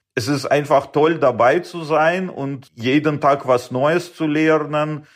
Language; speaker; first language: German; non-native, fluent; Russian